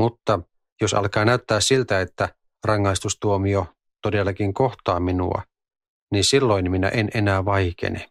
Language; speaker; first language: Finnish; native; Finnish